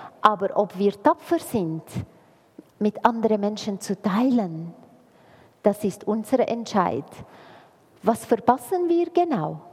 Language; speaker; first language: German; non-native, fluent; Arabic